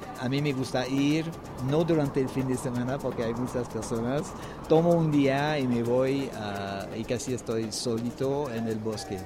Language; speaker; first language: Spanish; non-native, fluent; French